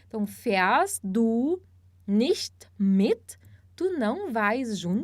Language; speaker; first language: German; non-native, fluent; Portuguese